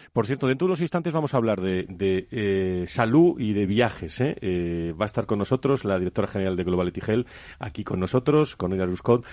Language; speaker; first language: Spanish; native; Spanish